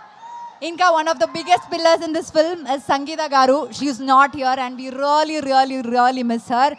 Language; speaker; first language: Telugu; non-native, fluent; Malayalam